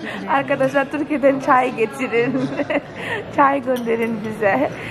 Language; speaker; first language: Turkish; non-native, fluent; Portuguese